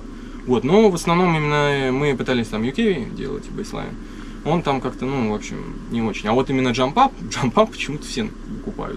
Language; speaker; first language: Russian; native; Russian